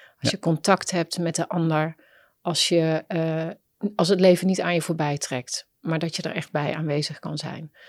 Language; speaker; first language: Dutch; native; Dutch